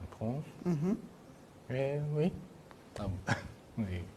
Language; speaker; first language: French; non-native, fluent; Japanese